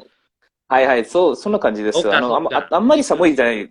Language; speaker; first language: Japanese; non-native, learner; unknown